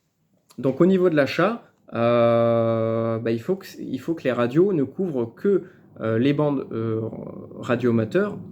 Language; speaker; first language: French; native; French